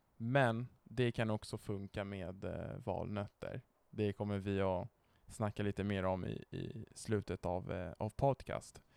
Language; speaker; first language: Swedish; non-native, fluent; Italian